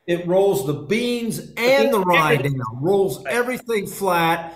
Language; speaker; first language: English; native; English